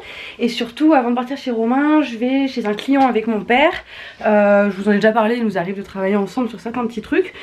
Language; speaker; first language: French; native; French